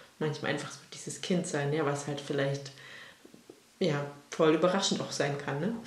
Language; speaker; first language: German; early bilingual, other home language; Russian